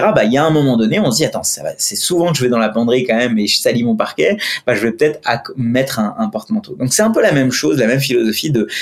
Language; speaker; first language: French; non-native, fluent; Hindi